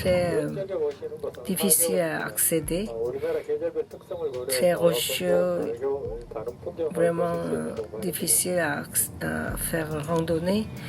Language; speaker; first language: French; non-native, learner; Korean